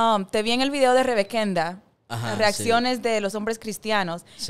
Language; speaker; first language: Spanish; early bilingual, heritage; Spanish